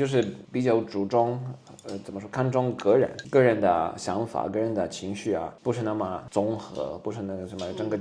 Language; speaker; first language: Chinese; non-native, fluent; Polish